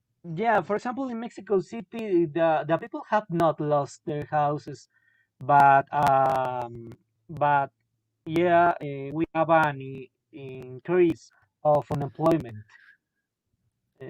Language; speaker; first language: English; non-native, local second language; Spanish